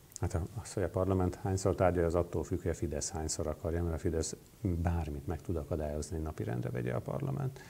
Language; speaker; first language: Hungarian; native; Hungarian